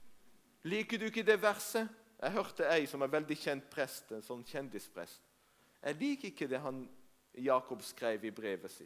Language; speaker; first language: Norwegian; non-native, fluent; Hebrew